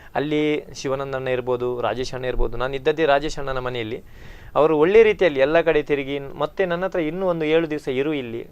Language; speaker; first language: Kannada; non-native, local second language; Tulu